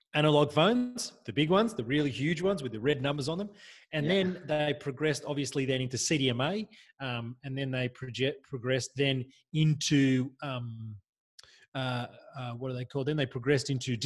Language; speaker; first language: English; native; English